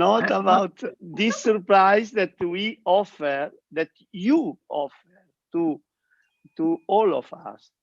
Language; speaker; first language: English; non-native, learner; Italian